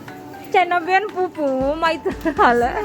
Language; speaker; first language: Chinese; non-native, learner; Indonesian